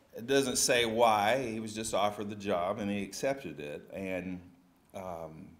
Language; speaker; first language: English; native; English